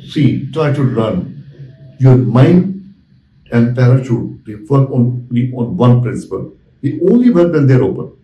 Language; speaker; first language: English; non-native, local second language; Urdu